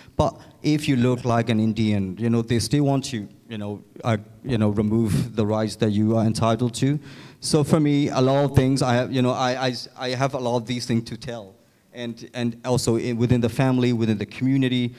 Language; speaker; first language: English; non-native, fluent; Burmese